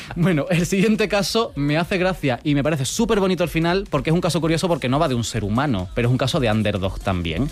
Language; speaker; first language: Spanish; native; Spanish